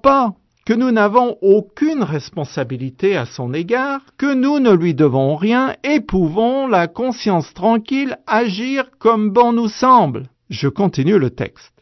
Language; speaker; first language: French; native; French